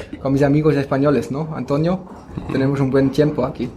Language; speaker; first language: Spanish; non-native, fluent; German